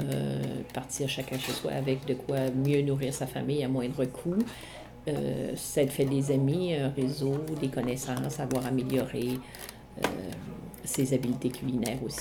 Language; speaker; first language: French; native; French